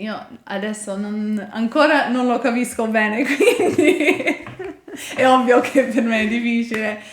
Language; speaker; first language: Italian; non-native, fluent; English